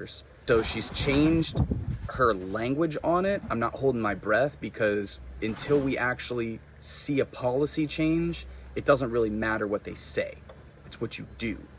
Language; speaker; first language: English; native; English